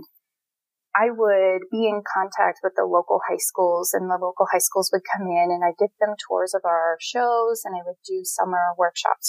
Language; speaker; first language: English; native; English